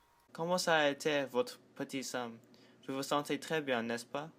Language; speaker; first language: French; non-native, learner; English